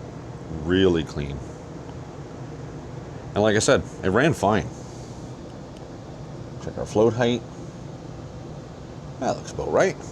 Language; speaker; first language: English; native; English